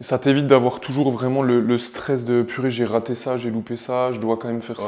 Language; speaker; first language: French; native; French